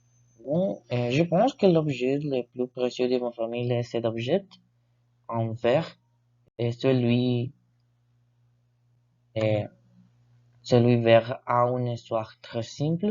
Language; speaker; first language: French; non-native, learner; Spanish